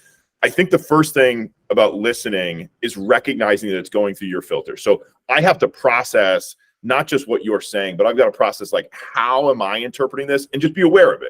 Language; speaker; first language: English; native; English